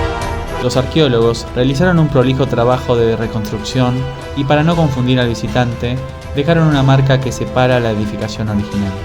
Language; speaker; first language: Spanish; native; Spanish